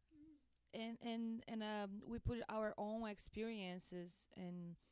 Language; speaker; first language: English; non-native, learner; Portuguese